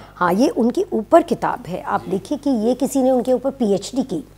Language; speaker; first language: Hindi; native; Hindi